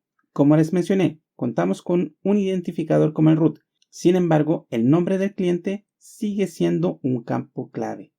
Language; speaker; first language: Spanish; native; Spanish